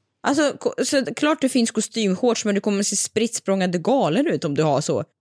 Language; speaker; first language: Swedish; early bilingual, other home language; Russian